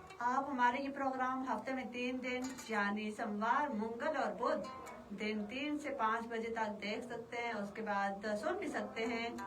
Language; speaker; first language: Urdu; non-native, local second language; Kashmiri